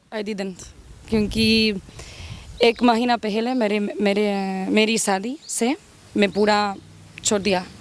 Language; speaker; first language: Hindi; non-native, learner; Spanish